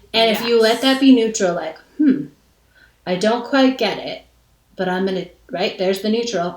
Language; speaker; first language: English; native; English